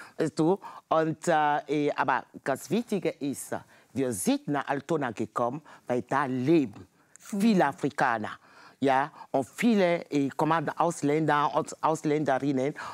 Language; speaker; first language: German; non-native, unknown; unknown